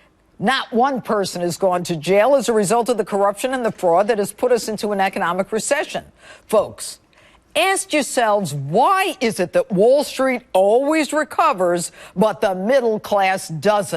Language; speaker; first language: English; native; English